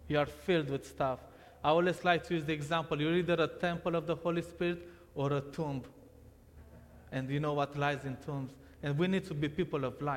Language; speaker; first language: English; non-native, fluent; Romanian